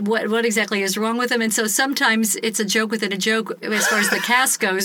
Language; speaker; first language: English; native; English